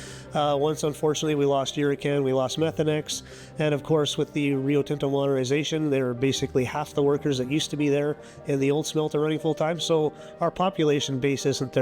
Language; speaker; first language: English; native; English